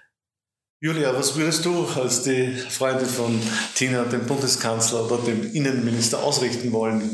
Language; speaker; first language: German; native; German